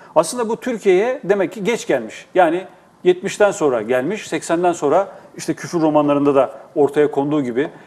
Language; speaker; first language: Turkish; native; Turkish